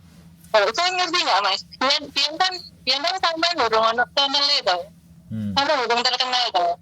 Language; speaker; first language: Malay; non-native, local second language; Javanese